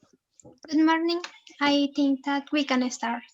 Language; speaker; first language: English; non-native, learner; Spanish